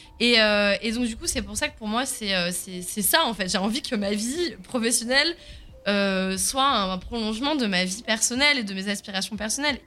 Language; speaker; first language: French; early bilingual, other home language; Swiss German